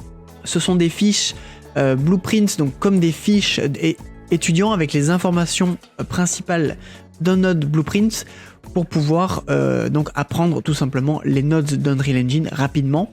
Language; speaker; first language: French; native; French